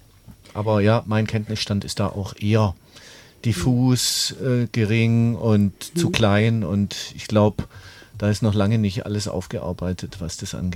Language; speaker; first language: German; native; German